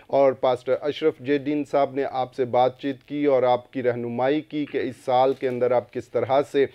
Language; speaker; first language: Urdu; non-native, local second language; Punjabi